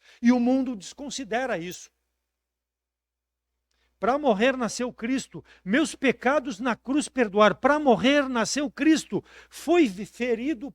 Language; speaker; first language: Portuguese; native; Portuguese